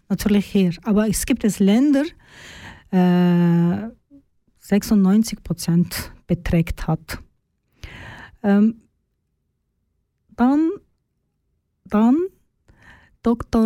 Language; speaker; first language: German; non-native, learner; Turkish